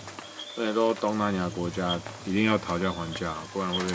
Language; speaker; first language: Chinese; non-native, fluent; English